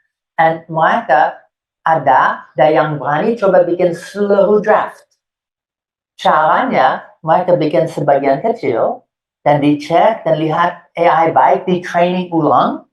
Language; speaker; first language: Indonesian; non-native, fluent; English